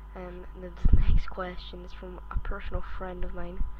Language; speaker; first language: English; native; English